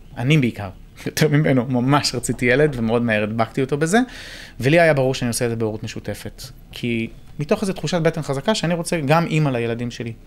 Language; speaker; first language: Hebrew; native; Hebrew